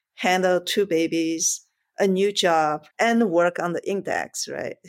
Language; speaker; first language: English; non-native, fluent; Chinese